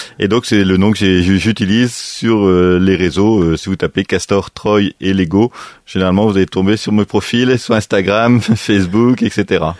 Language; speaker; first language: French; native; French